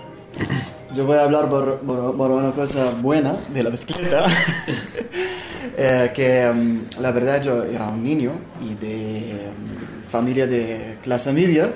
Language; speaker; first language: Spanish; non-native, fluent; Arabic